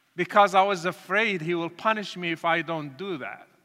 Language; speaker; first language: English; non-native, fluent; Arabic